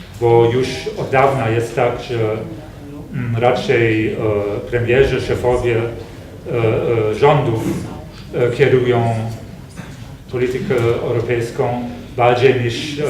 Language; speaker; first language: Polish; non-native, fluent; German